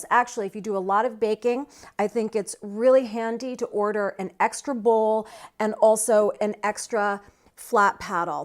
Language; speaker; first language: English; native; English